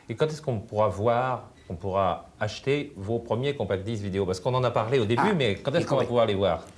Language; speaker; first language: French; native; French